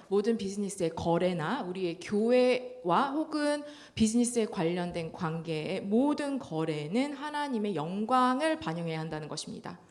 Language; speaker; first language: Korean; native; Korean